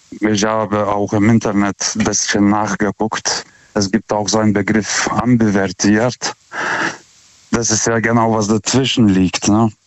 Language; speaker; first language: German; non-native, fluent; Russian